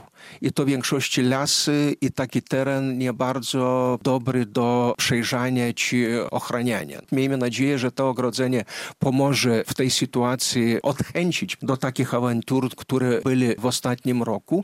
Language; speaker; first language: Polish; non-native, fluent; Lithuanian